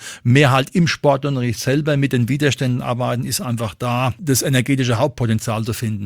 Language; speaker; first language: German; native; German